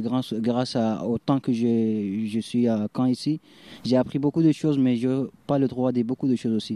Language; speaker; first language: French; non-native, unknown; Arabic